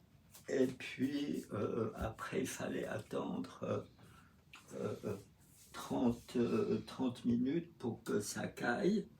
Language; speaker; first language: French; non-native, fluent; Russian